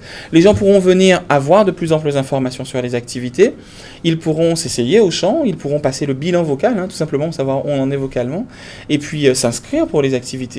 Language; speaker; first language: French; native; French